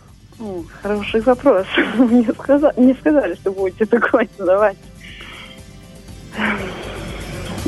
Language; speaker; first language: Russian; non-native, local second language; Latvian